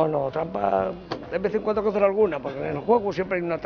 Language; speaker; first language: Spanish; native; Spanish